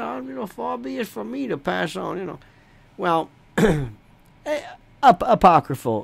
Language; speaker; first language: English; native; English